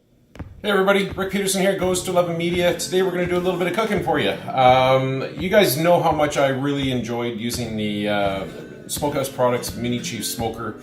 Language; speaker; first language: English; native; English